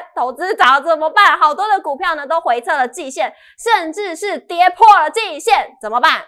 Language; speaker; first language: Chinese; native; Chinese